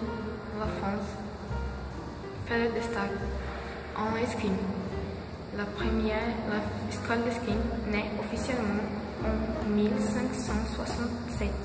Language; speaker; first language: French; non-native, learner; Portuguese